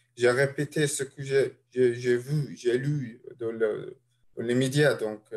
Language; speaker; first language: French; non-native, fluent; Arabic